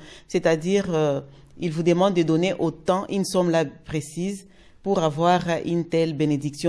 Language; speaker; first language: French; non-native, local second language; Lingala